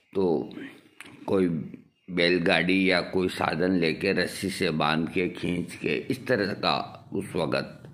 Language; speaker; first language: Hindi; native; Hindi